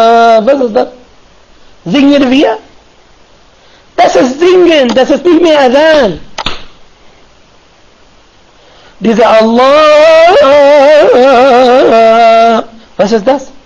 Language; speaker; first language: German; non-native, fluent; Arabic